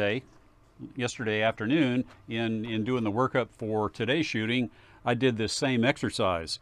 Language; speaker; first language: English; native; English